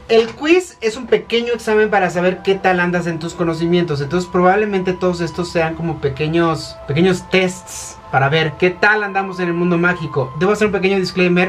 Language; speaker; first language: Spanish; native; Spanish